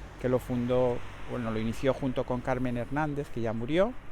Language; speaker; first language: Spanish; native; Spanish